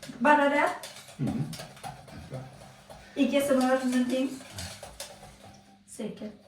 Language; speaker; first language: Swedish; non-native, learner; Thai